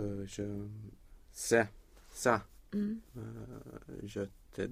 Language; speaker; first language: French; non-native, learner; Swedish